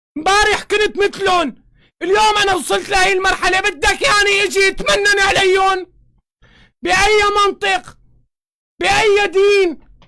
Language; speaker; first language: Arabic; native; Arabic